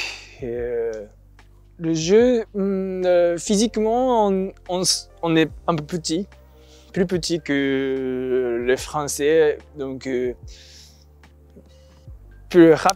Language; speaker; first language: French; non-native, learner; Japanese